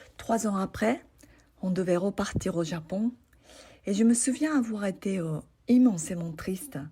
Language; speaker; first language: French; non-native, fluent; Japanese